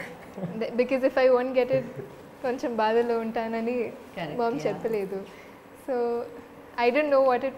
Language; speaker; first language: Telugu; non-native, learner; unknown